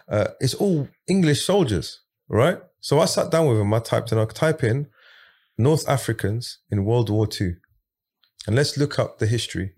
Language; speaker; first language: English; early bilingual, other home language; Arabic